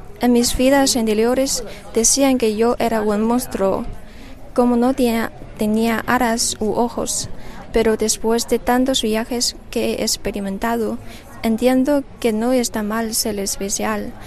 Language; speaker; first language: Spanish; non-native, learner; Chinese